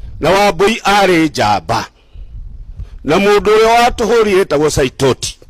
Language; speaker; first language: Swahili; non-native, local second language; Kikuyu